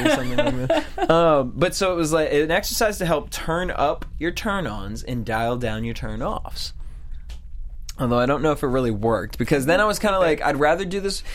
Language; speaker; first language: English; native; English